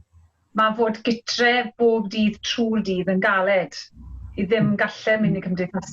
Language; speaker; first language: Welsh; native; Welsh